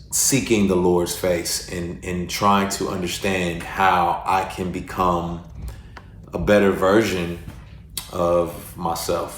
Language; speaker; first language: English; native; English